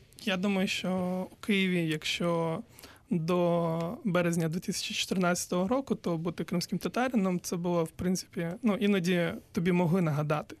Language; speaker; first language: Ukrainian; non-native, local second language; Crimean Tatar